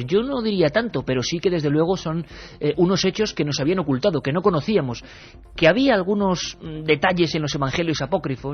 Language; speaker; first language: Spanish; native; Spanish